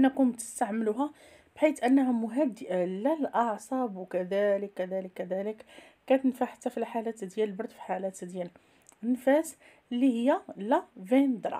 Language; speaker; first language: Arabic; native; Arabic